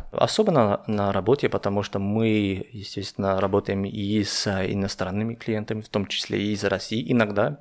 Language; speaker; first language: Russian; non-native, fluent; German